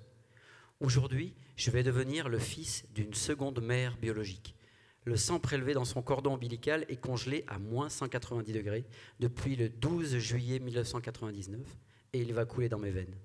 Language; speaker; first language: French; native; French